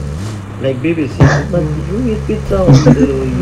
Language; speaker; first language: English; non-native, learner; Persian